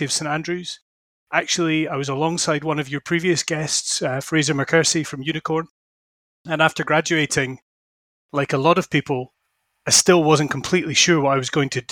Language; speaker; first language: English; native; English